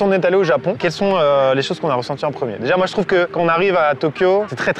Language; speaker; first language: French; native; French